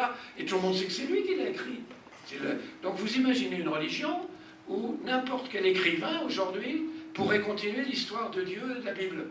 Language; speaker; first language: French; native; French